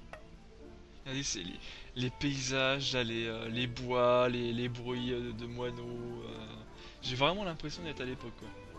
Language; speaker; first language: French; native; French